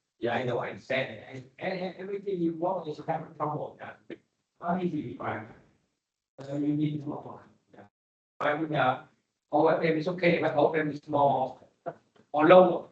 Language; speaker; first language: English; non-native, learner; Vietnamese